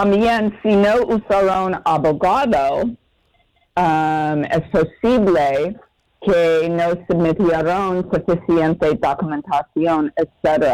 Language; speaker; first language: Spanish; non-native, fluent; English